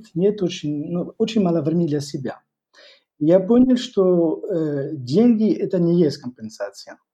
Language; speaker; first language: Russian; non-native, fluent; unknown